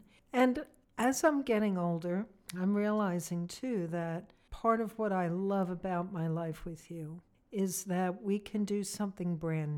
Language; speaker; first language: English; native; English